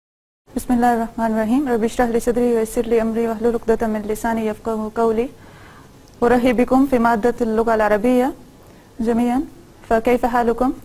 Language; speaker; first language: Arabic; non-native, fluent; Urdu